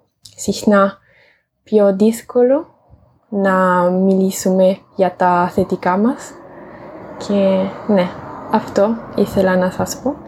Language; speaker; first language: Greek; non-native, learner; Italian